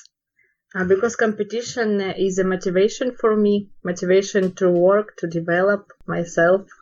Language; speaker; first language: English; non-native, learner; Russian